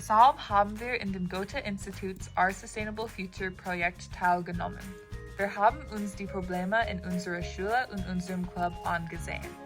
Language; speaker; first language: German; non-native, learner; English